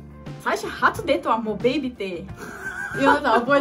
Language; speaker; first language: Japanese; non-native, learner; Portuguese